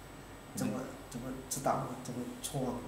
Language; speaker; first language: Chinese; early bilingual, heritage; Indonesian